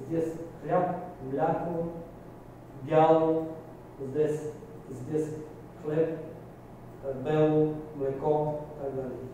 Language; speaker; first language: Russian; non-native, fluent; Bulgarian